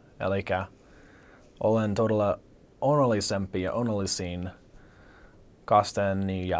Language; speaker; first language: Finnish; non-native, learner; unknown